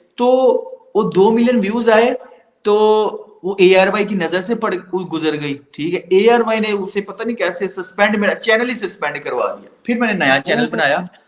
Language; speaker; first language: Urdu; non-native, local second language; Punjabi